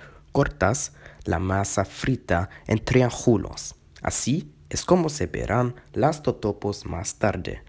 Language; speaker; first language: Spanish; non-native, learner; German